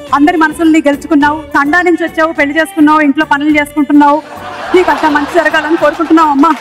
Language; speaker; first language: Telugu; non-native, local second language; Malayalam